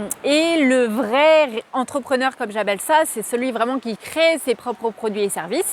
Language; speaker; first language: French; native; French